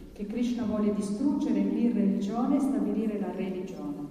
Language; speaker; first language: Italian; native; Italian